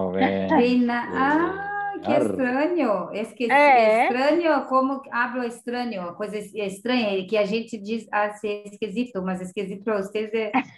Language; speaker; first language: Spanish; non-native, learner; Portuguese